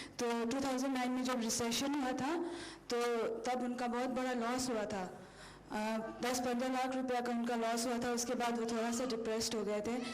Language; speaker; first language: Hindi; non-native, local second language; Nepali